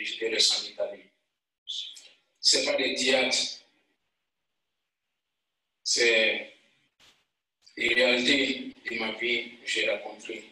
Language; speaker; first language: French; non-native, learner; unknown